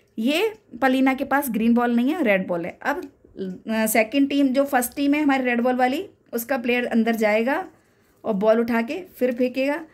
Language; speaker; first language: Hindi; native; Hindi